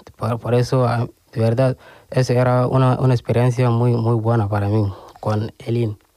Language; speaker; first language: Spanish; non-native, learner; Arabic